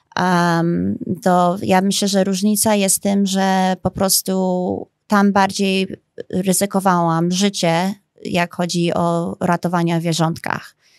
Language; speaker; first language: Polish; early bilingual, heritage; Polish